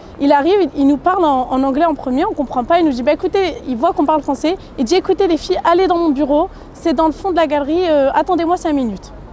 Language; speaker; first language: French; early bilingual, other home language; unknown